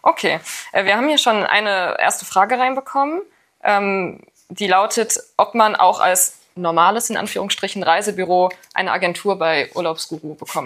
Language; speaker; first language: German; native; German